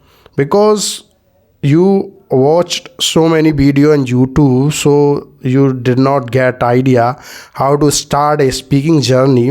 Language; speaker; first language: English; non-native, learner; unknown